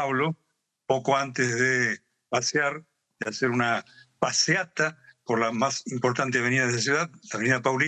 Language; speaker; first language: Spanish; native; Spanish